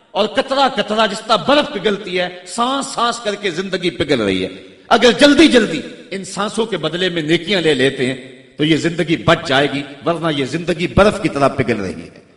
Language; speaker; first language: Urdu; non-native, local second language; Punjabi